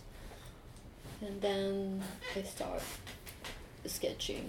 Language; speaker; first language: English; non-native, fluent; Japanese